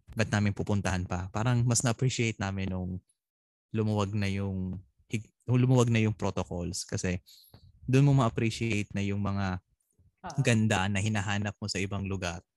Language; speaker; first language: Filipino; non-native, local second language; Bikol